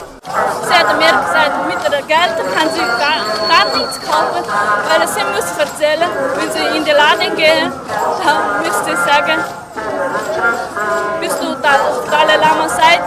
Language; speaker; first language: German; non-native, learner; Tibetan